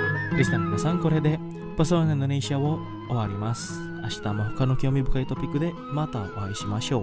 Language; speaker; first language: Japanese; non-native, fluent; Indonesian